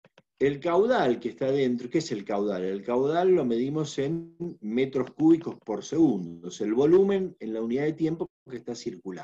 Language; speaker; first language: Spanish; native; Spanish